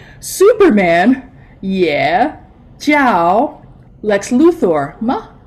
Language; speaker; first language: Chinese; non-native, fluent; English